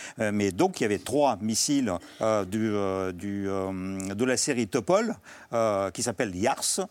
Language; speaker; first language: French; non-native, fluent; Russian